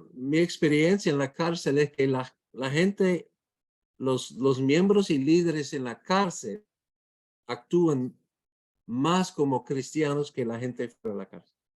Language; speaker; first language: Spanish; non-native, fluent; English